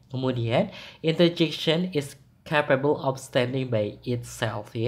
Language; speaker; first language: English; non-native, fluent; Indonesian